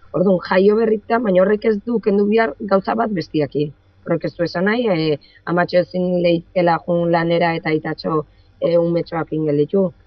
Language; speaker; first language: Basque; non-native, local second language; Spanish